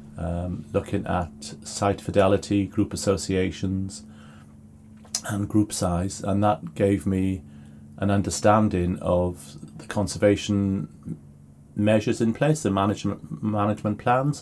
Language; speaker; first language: English; native; English